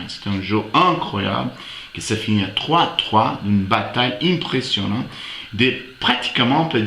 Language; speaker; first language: French; non-native, fluent; Portuguese